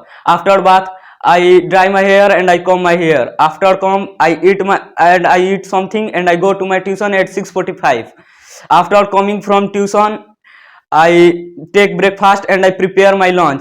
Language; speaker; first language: English; non-native, learner; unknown